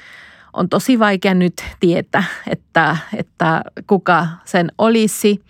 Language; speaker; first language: Finnish; non-native, fluent; Spanish